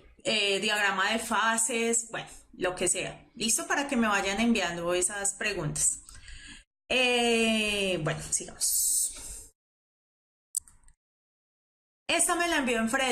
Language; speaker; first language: Spanish; native; Spanish